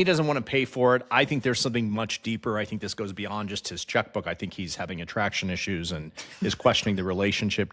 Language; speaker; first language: English; native; English